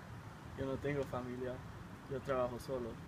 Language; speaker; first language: Spanish; non-native, learner; English